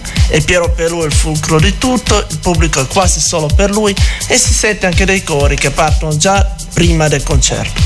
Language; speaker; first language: Italian; native; Italian